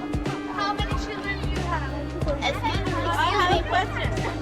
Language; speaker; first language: English; non-native, learner; Persian